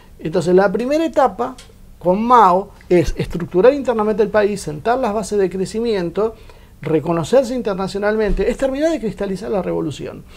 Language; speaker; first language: Spanish; native; Spanish